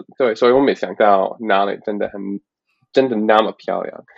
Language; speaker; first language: Chinese; non-native, learner; English